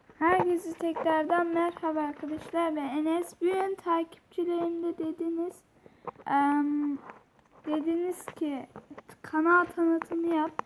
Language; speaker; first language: Turkish; early bilingual, heritage; Turkish